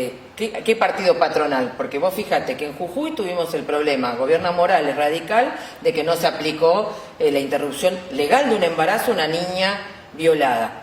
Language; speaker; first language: Spanish; native; Spanish